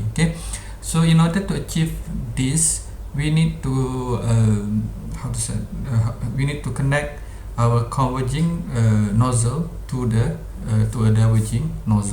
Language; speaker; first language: English; non-native, local second language; Malay